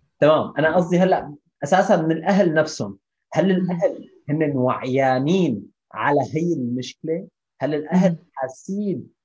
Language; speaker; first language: Arabic; native; Arabic